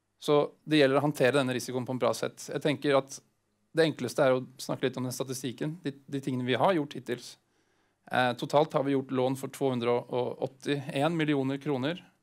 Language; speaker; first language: Swedish; non-native, fluent; Norwegian